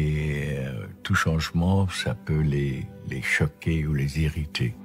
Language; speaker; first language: French; non-native, fluent; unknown